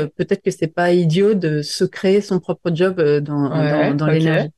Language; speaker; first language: French; native; French